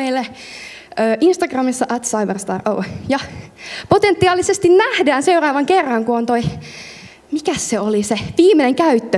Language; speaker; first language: Finnish; native; Finnish